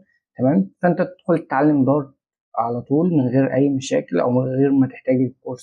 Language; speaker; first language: Arabic; native; Arabic